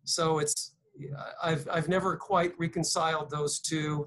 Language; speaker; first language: English; native; English